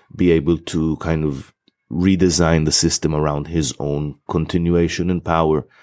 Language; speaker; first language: English; non-native, fluent; Hebrew